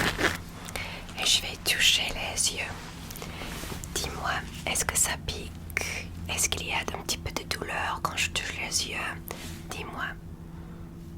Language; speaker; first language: French; non-native, learner; English